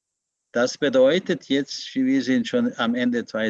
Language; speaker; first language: German; non-native, learner; Hungarian